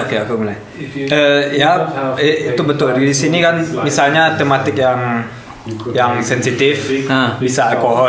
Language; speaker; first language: Indonesian; early bilingual, heritage; German